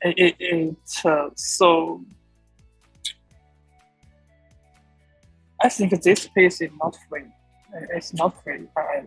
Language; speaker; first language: English; non-native, learner; Chinese